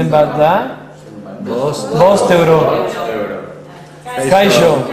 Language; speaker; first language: Basque; non-native, learner; Spanish